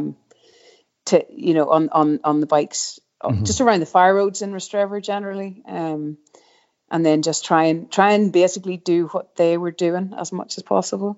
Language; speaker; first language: English; native; English